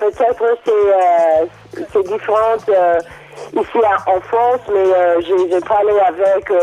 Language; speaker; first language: French; non-native, learner; English